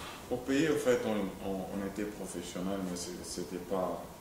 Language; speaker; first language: French; non-native, local second language; Swahili